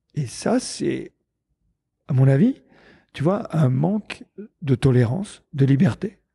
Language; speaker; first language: French; native; French